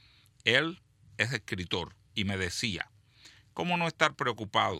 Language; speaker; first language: Spanish; native; Spanish